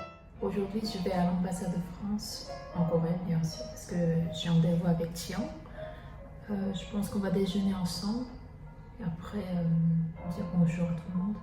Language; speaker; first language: French; non-native, fluent; Korean